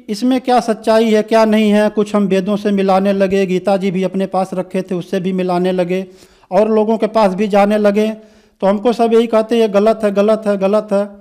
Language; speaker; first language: Hindi; native; Hindi